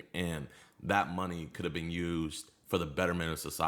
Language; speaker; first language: English; native; English